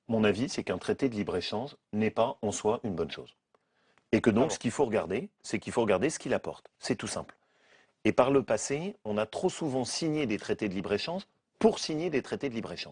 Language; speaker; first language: French; native; French